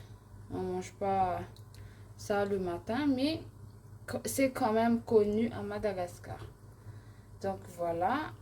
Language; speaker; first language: French; non-native, local second language; Malagasy